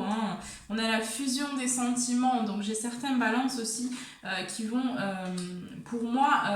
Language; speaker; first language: French; native; French